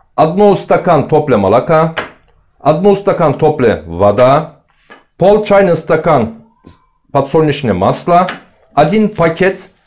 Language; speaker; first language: Russian; non-native, learner; Turkish